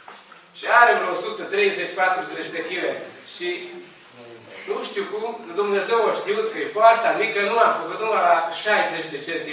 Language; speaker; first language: Romanian; non-native, learner; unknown